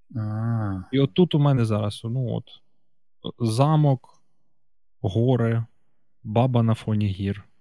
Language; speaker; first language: Ukrainian; native; Ukrainian